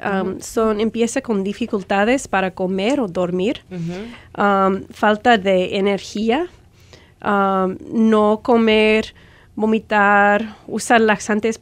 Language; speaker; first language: Spanish; non-native, fluent; English